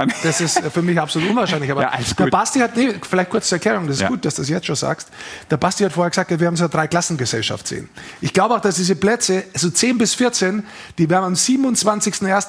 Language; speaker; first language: German; native; German